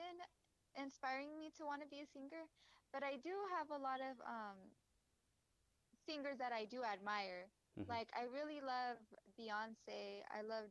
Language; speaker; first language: English; native; English